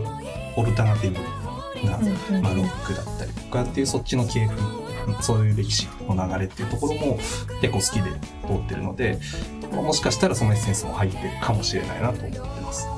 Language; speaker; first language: Japanese; native; Japanese